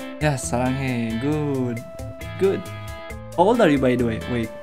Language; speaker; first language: English; non-native, learner; Indonesian